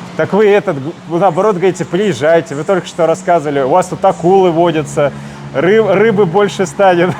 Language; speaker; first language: Russian; native; Russian